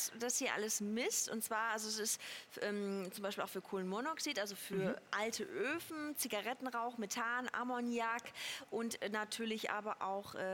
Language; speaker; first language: German; native; German